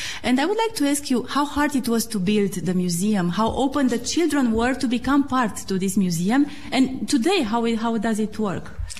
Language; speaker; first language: English; non-native, fluent; Romanian